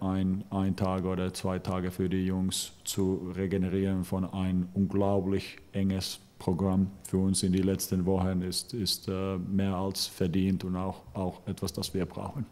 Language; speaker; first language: German; non-native, fluent; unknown